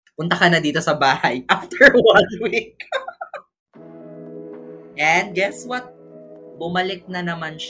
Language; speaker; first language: English; non-native, local second language; Cebuano